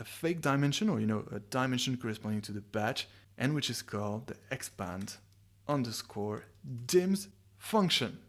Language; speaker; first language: English; non-native, fluent; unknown